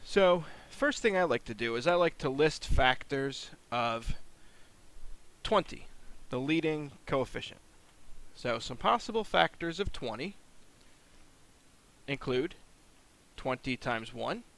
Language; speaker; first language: English; native; English